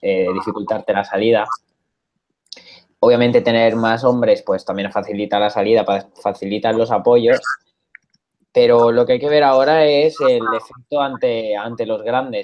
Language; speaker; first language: Spanish; native; Spanish